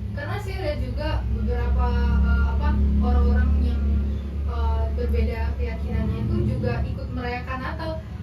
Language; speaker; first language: Indonesian; native; Indonesian